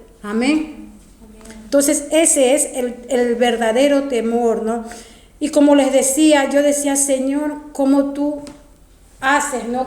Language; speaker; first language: Spanish; native; Spanish